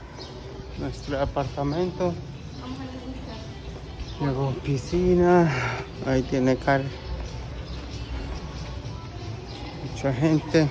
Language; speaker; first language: Spanish; non-native, learner; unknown